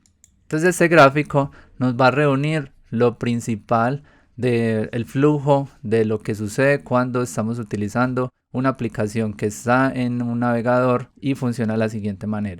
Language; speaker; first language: Spanish; native; Spanish